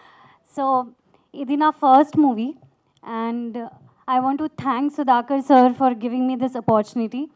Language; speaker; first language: Telugu; non-native, fluent; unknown